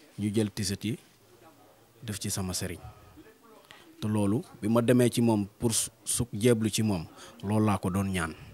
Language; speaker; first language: Wolof; non-native, local second language; Serer